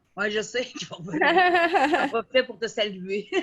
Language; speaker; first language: French; native; French